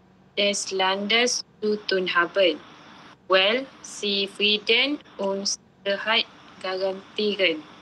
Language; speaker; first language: German; non-native, learner; Malay